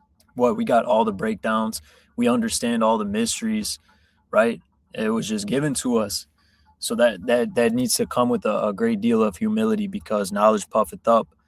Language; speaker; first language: English; native; English